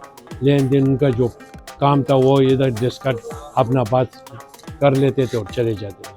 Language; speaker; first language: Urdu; non-native, local second language; Pashto